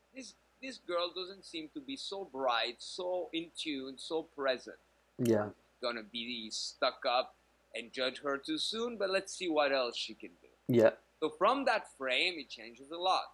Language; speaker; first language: English; native; English